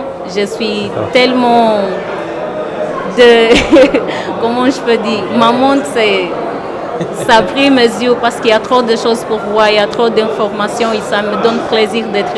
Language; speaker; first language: French; non-native, fluent; Portuguese